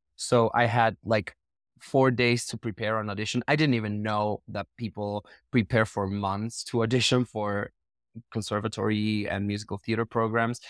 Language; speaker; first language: English; non-native, fluent; Spanish